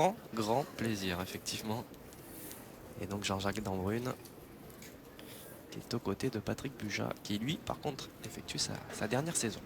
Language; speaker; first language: French; native; French